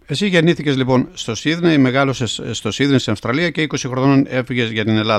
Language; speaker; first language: Greek; native; Greek